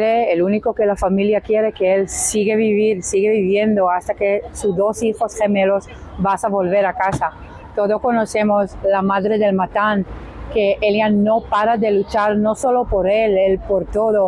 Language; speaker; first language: Spanish; non-native, learner; Hebrew